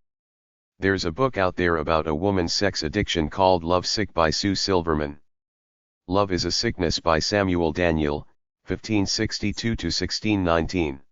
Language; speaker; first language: English; native; English